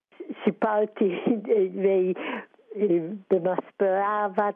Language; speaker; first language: Hebrew; non-native, fluent; Polish